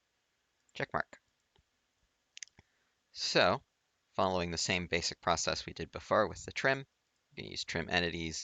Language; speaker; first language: English; native; English